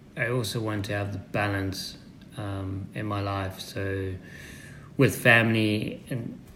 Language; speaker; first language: English; native; English